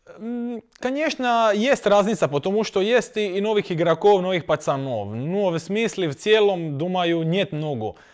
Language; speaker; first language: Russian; non-native, learner; Croatian